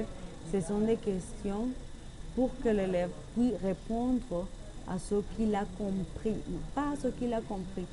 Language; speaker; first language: French; non-native, learner; Spanish